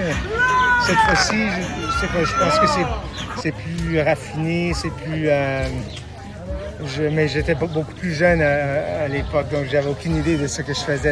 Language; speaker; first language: French; non-native, local second language; English